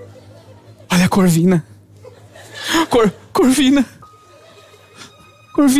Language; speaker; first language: Portuguese; native; Portuguese